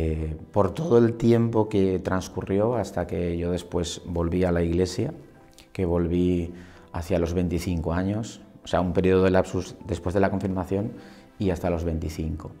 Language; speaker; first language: Spanish; native; Spanish